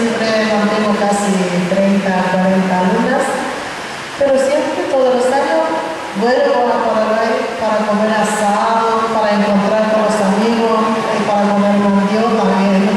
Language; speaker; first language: Spanish; non-native, fluent; Japanese